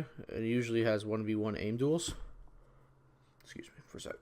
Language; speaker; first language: English; native; English